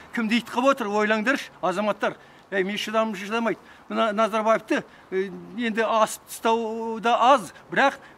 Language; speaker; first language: Kazakh; native; Kazakh